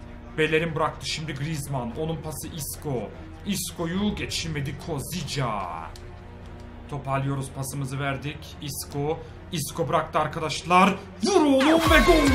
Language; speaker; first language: Turkish; native; Turkish